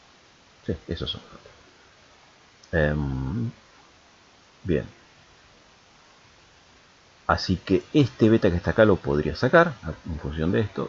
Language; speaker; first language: Spanish; native; Spanish